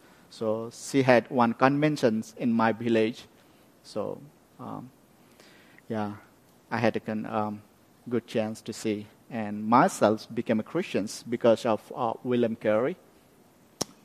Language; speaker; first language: English; non-native, local second language; Nepali